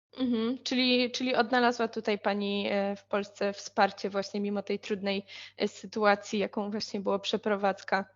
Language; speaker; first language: Polish; native; Polish